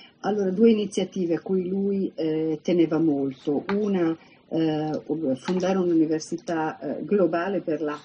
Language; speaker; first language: Italian; native; Italian